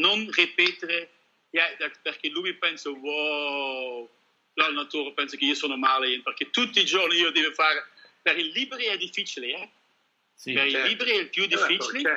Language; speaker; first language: Italian; non-native, learner; Dutch